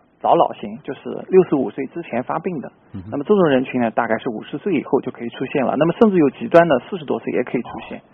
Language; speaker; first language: Chinese; native; Chinese